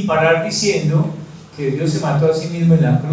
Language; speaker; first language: Spanish; native; Spanish